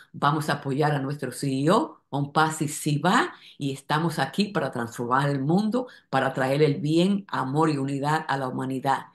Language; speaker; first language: Spanish; native; Spanish